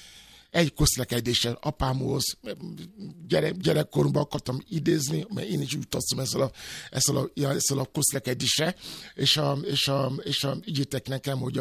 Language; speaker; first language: Hungarian; non-native, fluent; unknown